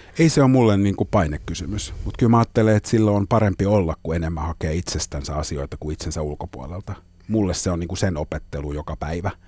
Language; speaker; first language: Finnish; native; Finnish